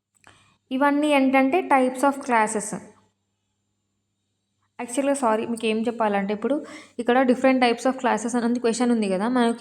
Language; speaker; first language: Telugu; native; Telugu